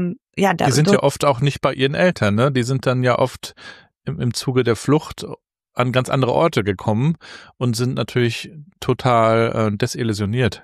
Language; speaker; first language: German; native; German